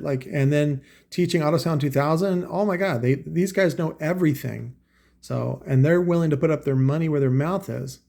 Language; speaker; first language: English; native; English